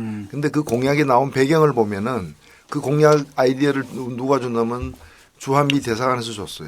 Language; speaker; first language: Korean; native; Korean